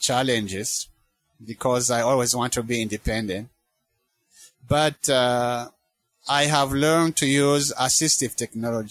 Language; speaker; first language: English; non-native, local second language; Kinyarwanda